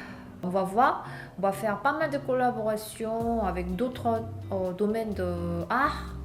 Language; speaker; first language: French; non-native, learner; Korean